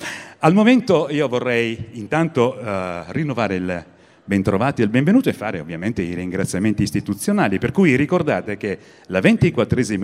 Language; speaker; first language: Italian; native; Italian